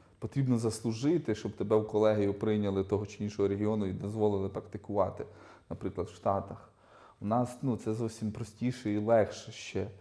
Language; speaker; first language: Ukrainian; native; Ukrainian